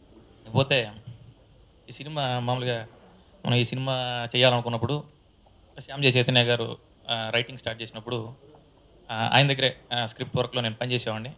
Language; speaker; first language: Telugu; native; Telugu